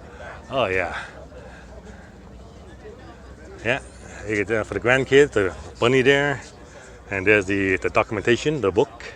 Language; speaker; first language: English; native; English